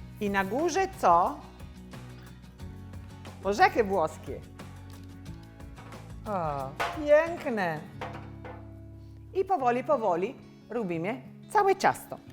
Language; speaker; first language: Polish; non-native, learner; Italian